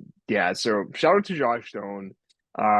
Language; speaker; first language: English; native; English